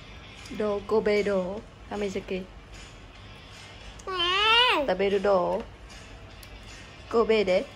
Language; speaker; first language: Japanese; non-native, learner; Vietnamese